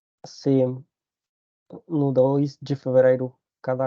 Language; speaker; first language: Portuguese; non-native, learner; Spanish